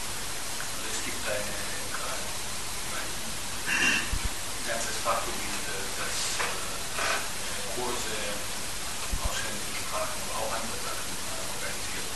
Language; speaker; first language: German; non-native, fluent; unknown